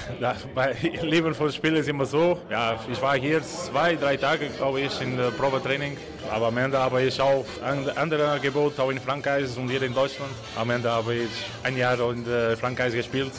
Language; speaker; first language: German; non-native, learner; Portuguese